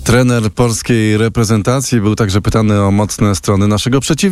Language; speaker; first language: Polish; native; Polish